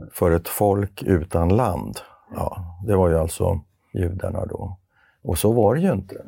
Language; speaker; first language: Swedish; native; Swedish